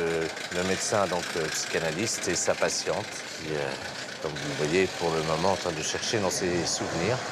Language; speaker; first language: French; native; French